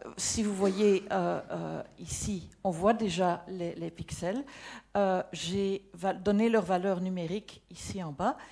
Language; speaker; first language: French; non-native, local second language; Dutch